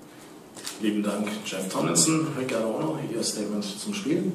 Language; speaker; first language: German; native; German